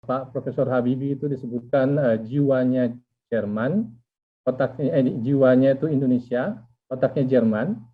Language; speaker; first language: Indonesian; native; Indonesian